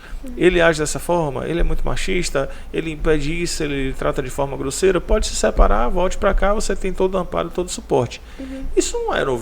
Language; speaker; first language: Portuguese; native; Portuguese